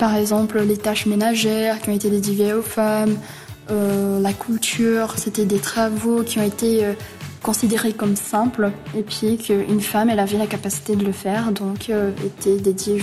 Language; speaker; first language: French; early bilingual, other home language; Portuguese